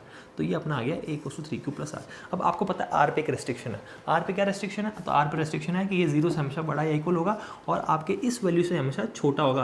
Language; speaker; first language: Hindi; native; Hindi